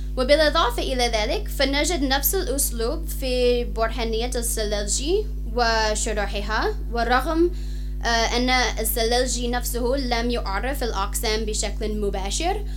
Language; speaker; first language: Arabic; non-native, fluent; English